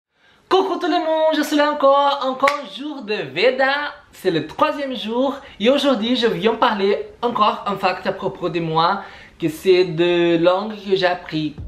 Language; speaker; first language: French; non-native, learner; Portuguese